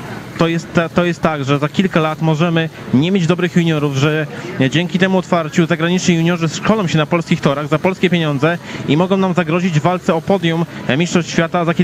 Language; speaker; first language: Polish; native; Polish